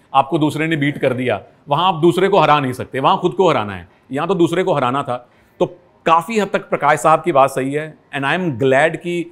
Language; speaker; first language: Hindi; native; Hindi